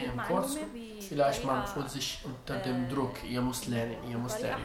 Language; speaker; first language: German; non-native, learner; Arabic